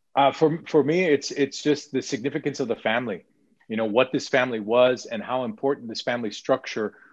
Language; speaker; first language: English; native; English